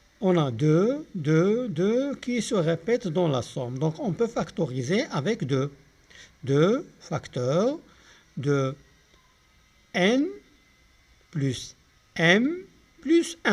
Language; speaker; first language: French; non-native, local second language; Arabic